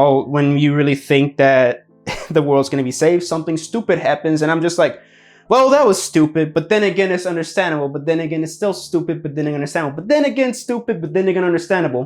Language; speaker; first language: English; native; English